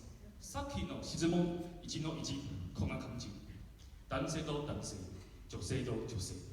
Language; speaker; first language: Japanese; non-native, learner; Min Nan Chinese